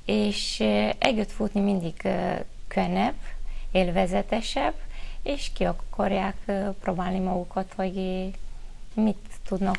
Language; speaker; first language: Hungarian; non-native, fluent; Romanian